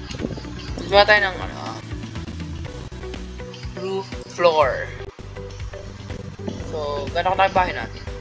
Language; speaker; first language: Filipino; native; Filipino